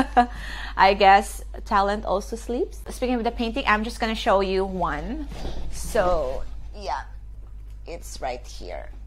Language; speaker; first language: English; non-native, local second language; Filipino